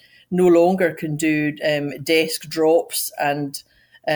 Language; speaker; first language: English; native; English